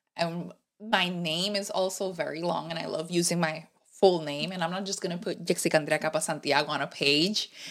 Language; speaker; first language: English; non-native, fluent; Spanish